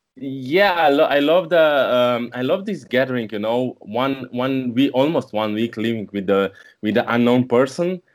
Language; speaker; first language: English; non-native, learner; Slovenian